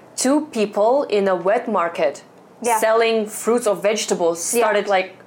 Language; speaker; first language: English; non-native, fluent; Russian